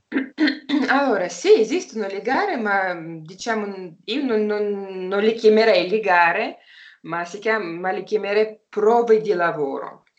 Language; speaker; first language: Italian; non-native, fluent; Russian